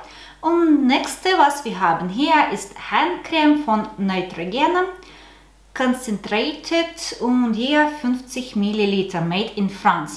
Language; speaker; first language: German; non-native, learner; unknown